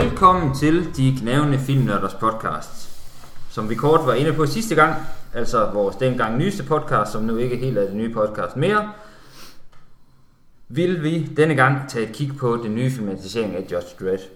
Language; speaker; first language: Danish; native; Danish